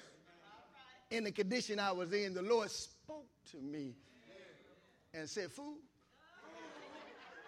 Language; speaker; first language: English; native; English